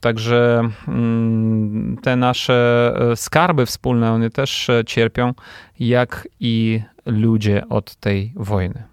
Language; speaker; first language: Polish; non-native, fluent; Ukrainian